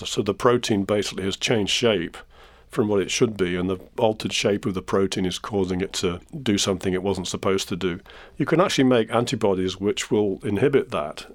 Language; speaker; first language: English; native; English